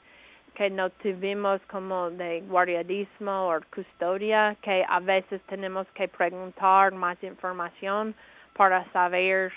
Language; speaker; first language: Spanish; non-native, learner; English